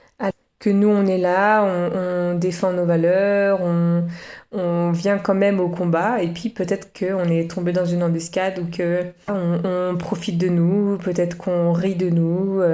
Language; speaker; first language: French; native; French